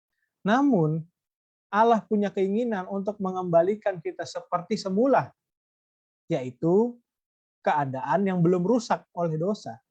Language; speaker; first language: Indonesian; native; Indonesian